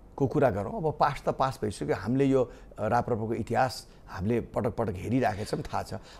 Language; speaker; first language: Nepali; native; Nepali